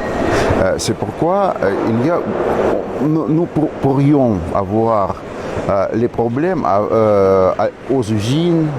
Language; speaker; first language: French; non-native, fluent; Russian